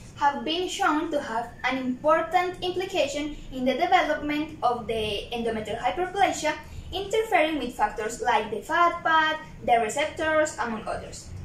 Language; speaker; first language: English; non-native, fluent; Spanish